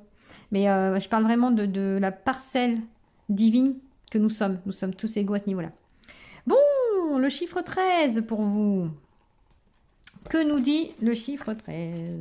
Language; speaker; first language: French; native; French